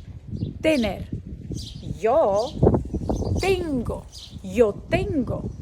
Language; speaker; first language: Spanish; non-native, fluent; Slovak